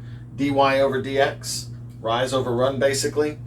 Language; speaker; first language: English; native; English